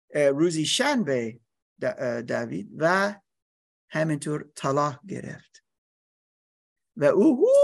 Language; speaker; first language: Persian; non-native, learner; English